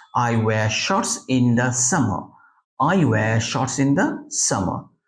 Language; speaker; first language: English; non-native, local second language; Bangla